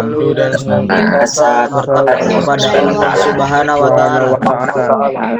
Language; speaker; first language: Indonesian; native; Indonesian